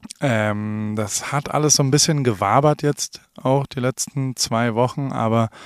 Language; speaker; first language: German; native; German